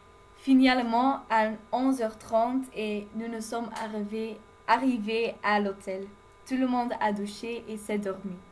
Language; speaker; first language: French; non-native, learner; Dutch